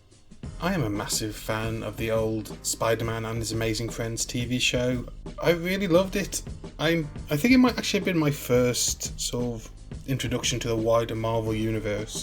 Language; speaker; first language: English; native; English